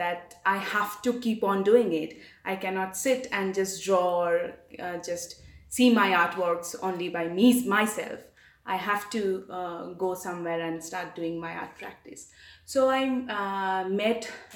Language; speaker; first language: English; non-native, local second language; Bangla